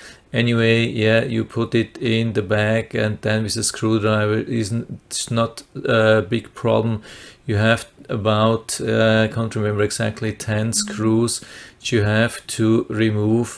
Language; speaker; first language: English; non-native, fluent; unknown